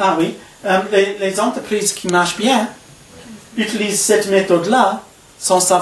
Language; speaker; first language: French; non-native, learner; English